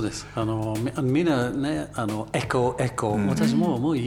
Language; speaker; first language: Japanese; non-native, learner; English